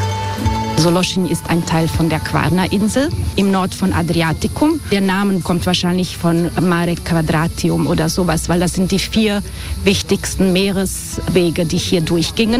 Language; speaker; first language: German; non-native, fluent; Croatian